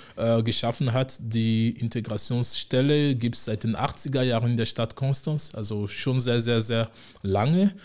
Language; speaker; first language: German; non-native, fluent; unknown